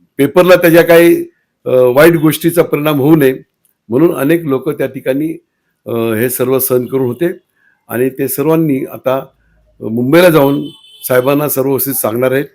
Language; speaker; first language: Marathi; native; Marathi